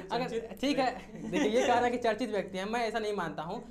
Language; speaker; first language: Hindi; native; Hindi